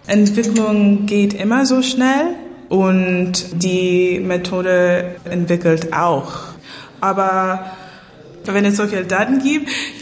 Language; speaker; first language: German; non-native, learner; English